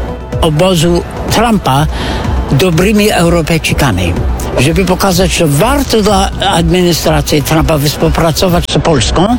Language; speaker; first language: Polish; non-native, fluent; English